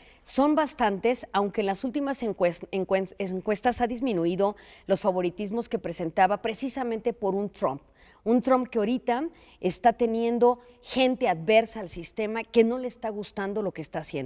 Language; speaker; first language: Spanish; native; Spanish